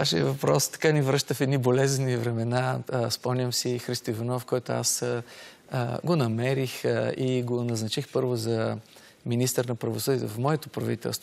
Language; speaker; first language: Bulgarian; native; Bulgarian